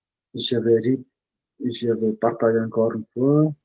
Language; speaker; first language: French; non-native, fluent; Punjabi